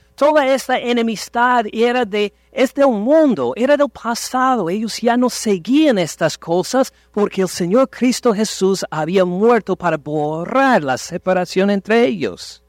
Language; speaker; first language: Spanish; non-native, fluent; English